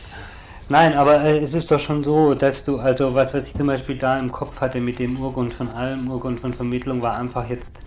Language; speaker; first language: German; native; German